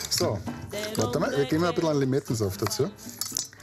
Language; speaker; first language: German; native; German